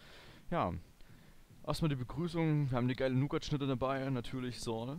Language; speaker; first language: German; native; German